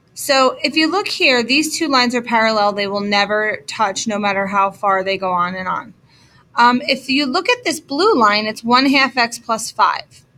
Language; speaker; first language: English; native; English